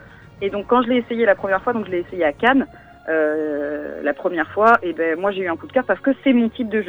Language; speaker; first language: French; native; French